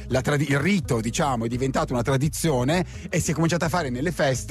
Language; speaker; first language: Italian; native; Italian